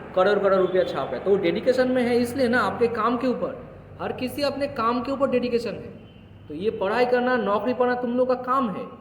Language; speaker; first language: Hindi; non-native, local second language; Bangla